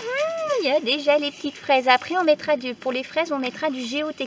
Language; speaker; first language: French; native; French